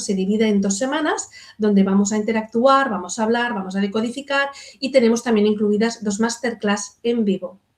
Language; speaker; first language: Spanish; native; Spanish